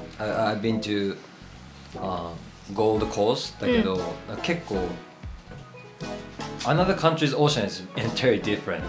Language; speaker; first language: English; non-native, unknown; Japanese